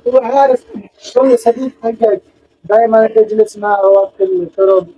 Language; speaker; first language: Arabic; non-native, learner; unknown